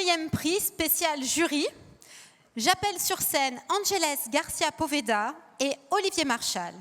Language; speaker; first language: French; native; French